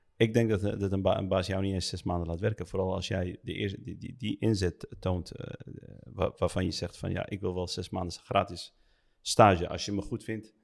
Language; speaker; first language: Dutch; early bilingual, other home language; Arabic